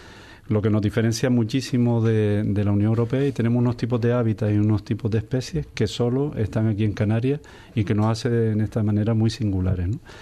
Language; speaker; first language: Spanish; native; Spanish